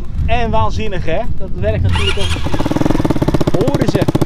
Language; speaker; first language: Dutch; native; Dutch